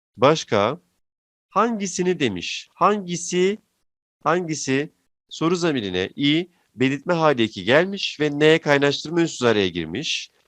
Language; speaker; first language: Turkish; native; Turkish